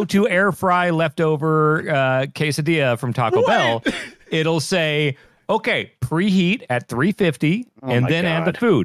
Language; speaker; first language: English; native; English